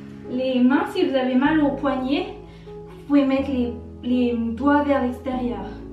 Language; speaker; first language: French; native; French